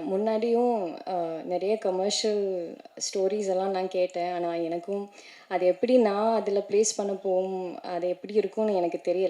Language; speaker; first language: Tamil; non-native, learner; Malayalam